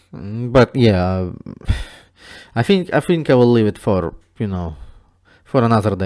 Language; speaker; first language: English; non-native, fluent; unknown